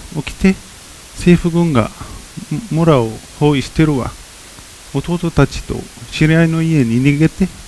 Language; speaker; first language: Japanese; non-native, fluent; Arabic